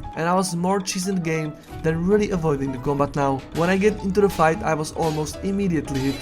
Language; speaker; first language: English; non-native, fluent; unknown